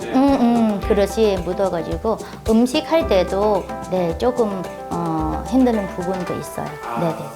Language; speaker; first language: Korean; non-native, fluent; Vietnamese